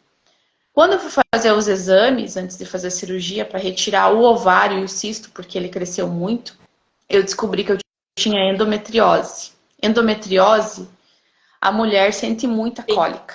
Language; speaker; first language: Portuguese; native; Portuguese